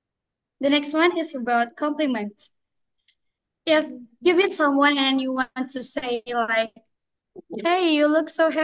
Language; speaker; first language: English; non-native, learner; Indonesian